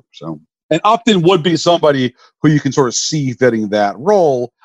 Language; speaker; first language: English; native; English